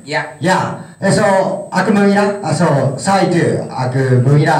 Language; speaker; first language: Indonesian; non-native, learner; Japanese